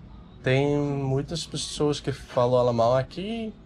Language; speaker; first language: Portuguese; non-native, learner; Dutch